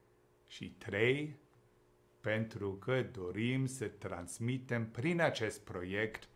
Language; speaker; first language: Romanian; non-native, fluent; German